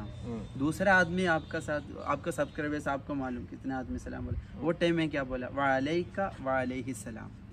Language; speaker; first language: Hindi; non-native, local second language; Malayalam